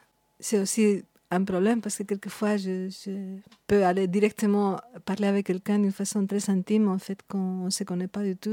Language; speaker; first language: French; non-native, fluent; Spanish